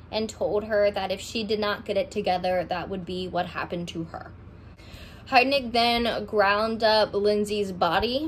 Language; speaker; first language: English; native; English